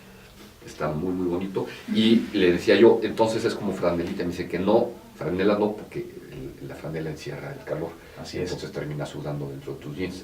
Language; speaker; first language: Spanish; native; Spanish